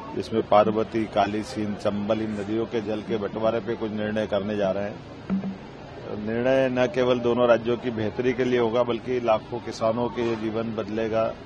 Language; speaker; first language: Hindi; native; Hindi